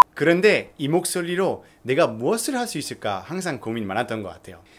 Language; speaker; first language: Korean; non-native, fluent; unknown